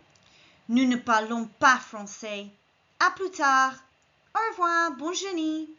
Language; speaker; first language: French; non-native, fluent; English